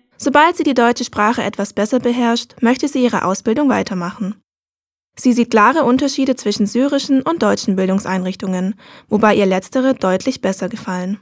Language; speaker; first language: German; native; German